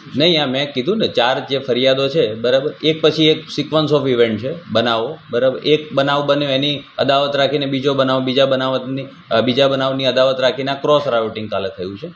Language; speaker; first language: Gujarati; native; Gujarati